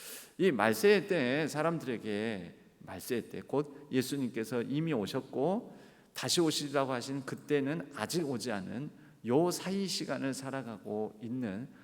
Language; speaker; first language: Korean; native; Korean